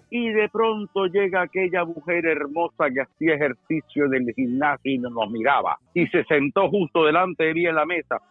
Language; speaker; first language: Spanish; native; Spanish